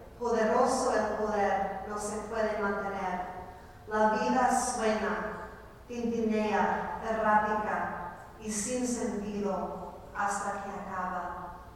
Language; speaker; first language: Spanish; non-native, fluent; English